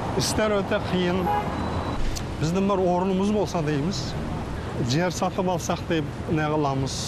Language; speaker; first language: Kazakh; early bilingual, heritage; Kazakh